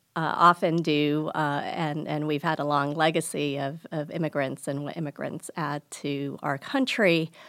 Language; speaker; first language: English; early bilingual, other home language; Gujarati